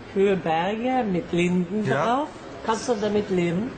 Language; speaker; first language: German; non-native, fluent; Norwegian